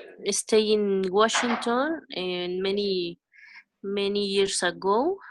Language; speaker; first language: English; non-native, learner; Spanish